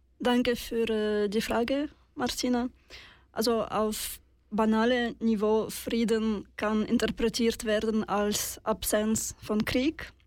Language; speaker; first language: German; non-native, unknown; Russian